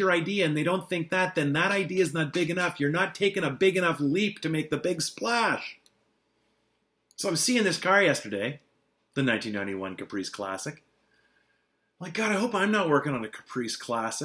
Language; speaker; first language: English; native; English